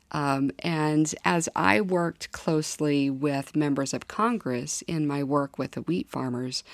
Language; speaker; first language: English; native; English